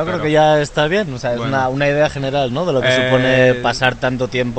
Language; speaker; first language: Spanish; native; Spanish